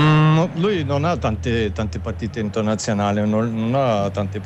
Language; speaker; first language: Italian; non-native, fluent; German